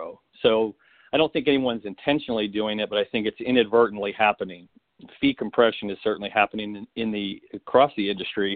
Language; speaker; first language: English; native; English